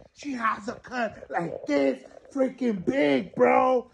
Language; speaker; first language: English; early bilingual, other home language; Spanish